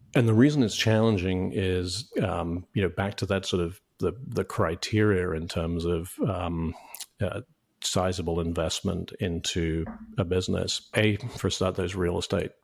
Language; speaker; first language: English; native; English